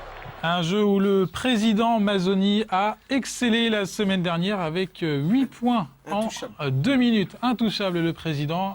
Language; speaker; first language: French; native; French